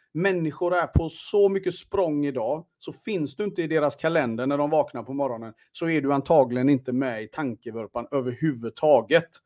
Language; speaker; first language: Swedish; native; Swedish